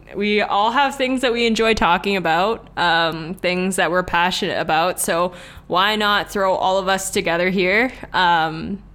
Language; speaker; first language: English; non-native, local second language; Cantonese